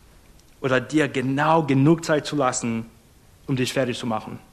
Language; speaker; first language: German; non-native, fluent; English